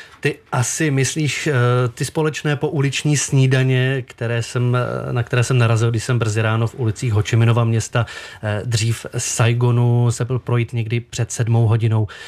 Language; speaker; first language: Czech; native; Czech